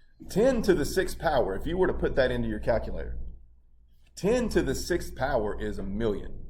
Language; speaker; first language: English; native; English